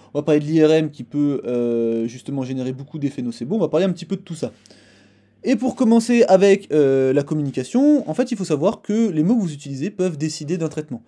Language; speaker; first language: French; native; French